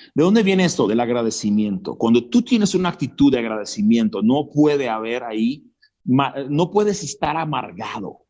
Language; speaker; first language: Spanish; early bilingual, other home language; English